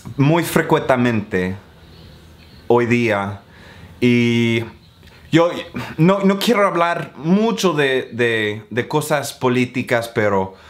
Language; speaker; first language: Spanish; non-native, fluent; English